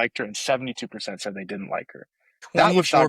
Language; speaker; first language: English; native; English